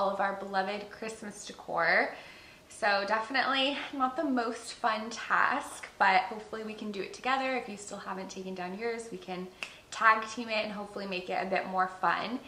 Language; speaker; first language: English; native; English